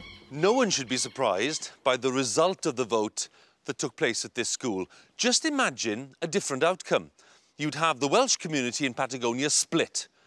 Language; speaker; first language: English; non-native, local second language; Welsh